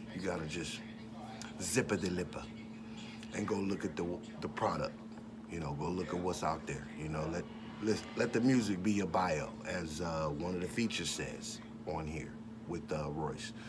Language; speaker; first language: English; native; English